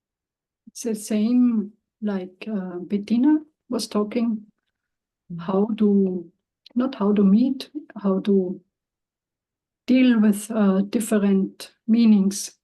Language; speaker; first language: English; non-native, learner; German